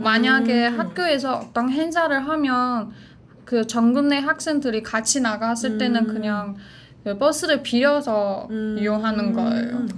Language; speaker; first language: Korean; non-native, fluent; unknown